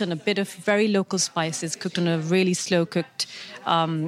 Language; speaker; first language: English; non-native, local second language; Urdu